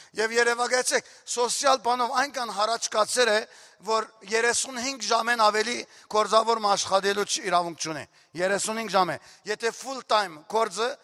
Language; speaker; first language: Armenian; early bilingual, heritage; Armenian